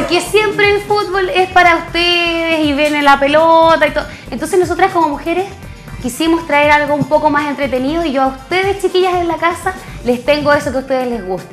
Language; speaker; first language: Spanish; native; Spanish